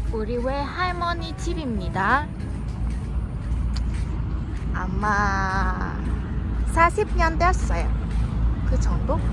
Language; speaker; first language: Korean; non-native, local second language; Vietnamese